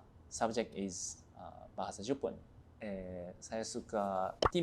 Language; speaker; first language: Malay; non-native, fluent; Japanese